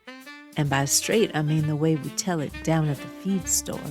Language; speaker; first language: English; native; English